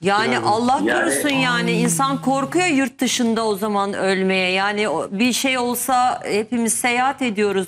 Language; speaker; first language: Turkish; native; Turkish